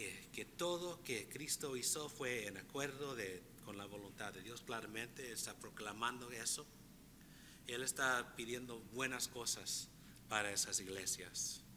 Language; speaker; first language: Spanish; non-native, fluent; English